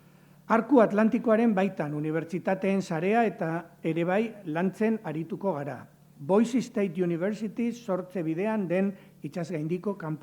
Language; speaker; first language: Basque; native; Basque